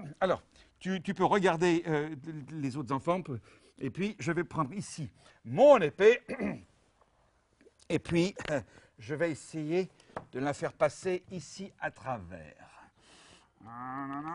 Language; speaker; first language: French; native; French